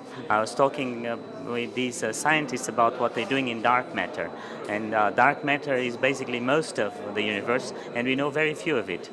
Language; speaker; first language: English; non-native, fluent; Portuguese